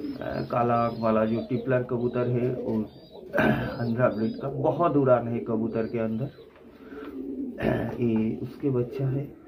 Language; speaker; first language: Hindi; non-native, local second language; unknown